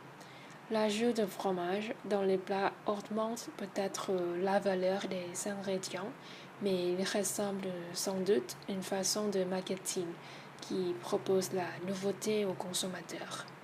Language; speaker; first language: French; non-native, learner; Thai